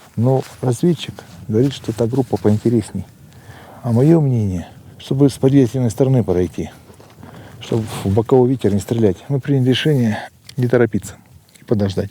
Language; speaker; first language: Russian; native; Russian